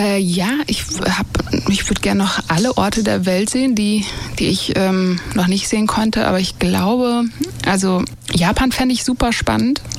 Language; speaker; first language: German; early bilingual, other home language; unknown